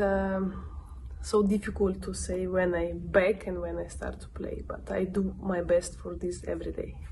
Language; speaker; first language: English; non-native, learner; Russian